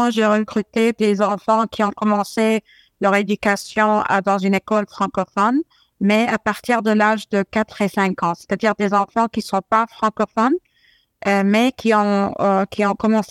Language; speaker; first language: French; non-native, fluent; Arabic